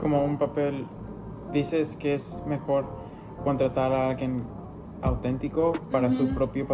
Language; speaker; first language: Spanish; early bilingual, other home language; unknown